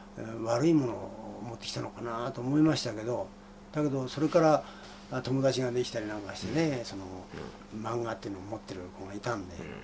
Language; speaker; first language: Japanese; native; Japanese